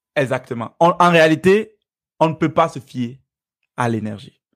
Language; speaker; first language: French; non-native, local second language; Fon